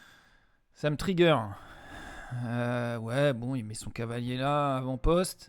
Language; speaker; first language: French; native; French